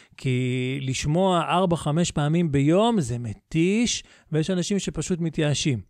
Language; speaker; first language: Hebrew; native; Hebrew